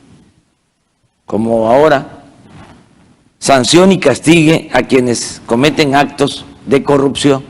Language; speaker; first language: Spanish; native; Spanish